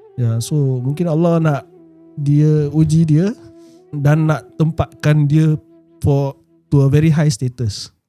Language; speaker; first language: Malay; native; Malay